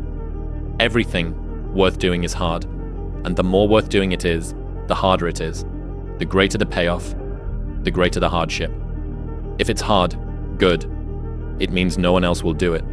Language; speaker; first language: English; native; English